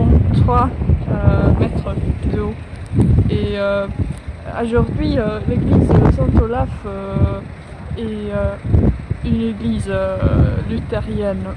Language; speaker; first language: French; non-native, learner; Estonian